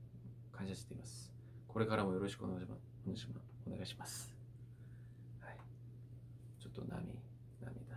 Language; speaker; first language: Japanese; non-native, learner; Korean